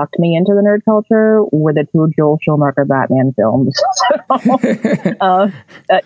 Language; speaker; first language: English; native; English